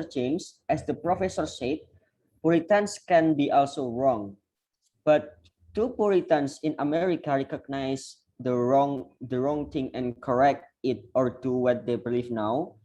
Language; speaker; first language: English; non-native, learner; Indonesian